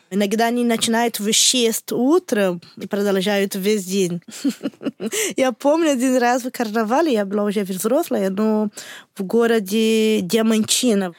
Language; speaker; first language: Russian; non-native, learner; Portuguese